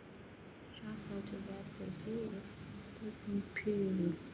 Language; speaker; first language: English; non-native, learner; Vietnamese